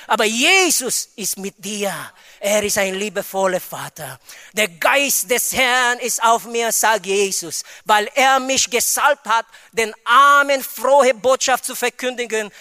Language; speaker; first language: German; non-native, fluent; Filipino